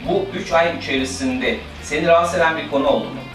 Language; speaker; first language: Turkish; native; Turkish